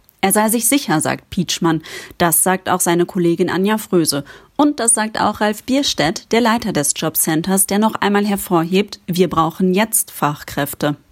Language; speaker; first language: German; native; German